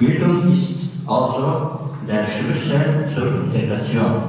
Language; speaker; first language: German; non-native, learner; Turkish